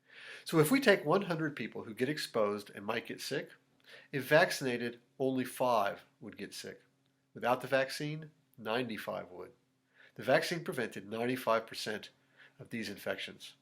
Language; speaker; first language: English; native; English